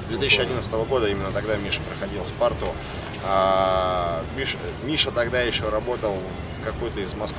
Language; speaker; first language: Russian; native; Russian